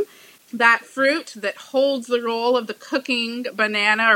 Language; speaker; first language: English; native; English